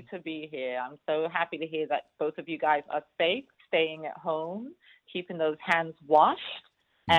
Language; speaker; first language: English; native; English